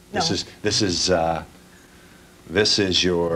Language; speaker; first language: English; native; English